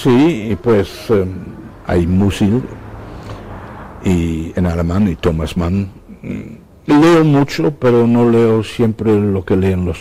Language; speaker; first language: Spanish; non-native, fluent; Dutch